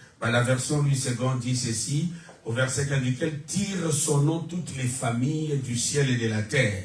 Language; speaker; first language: French; non-native, local second language; Lingala